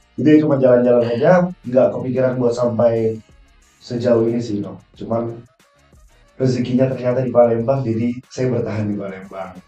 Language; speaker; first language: Indonesian; native; Indonesian